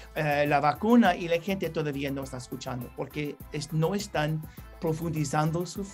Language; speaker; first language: Spanish; non-native, learner; English